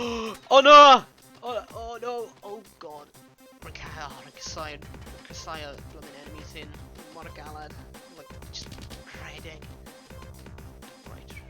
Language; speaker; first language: Welsh; non-native, local second language; English